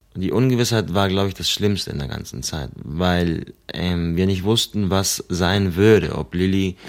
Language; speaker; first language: German; non-native, fluent; Spanish